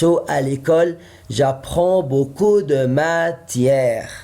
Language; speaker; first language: French; non-native, fluent; Arabic